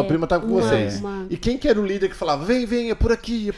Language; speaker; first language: Portuguese; native; Portuguese